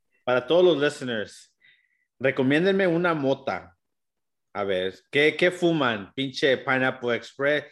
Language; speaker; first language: Spanish; early bilingual, heritage; Spanish